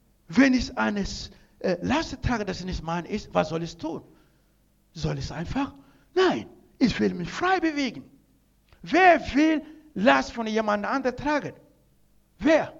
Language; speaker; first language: German; non-native, learner; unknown